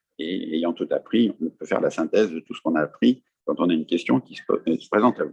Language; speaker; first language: French; native; French